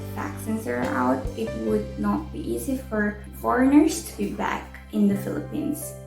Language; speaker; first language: English; non-native, fluent; Korean